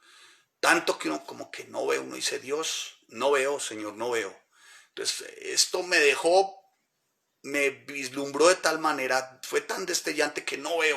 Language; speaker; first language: Spanish; native; Spanish